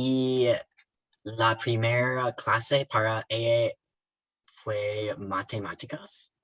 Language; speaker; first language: Spanish; non-native, learner; English